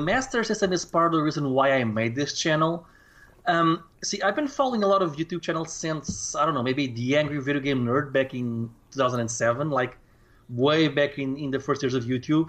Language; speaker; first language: English; non-native, fluent; Portuguese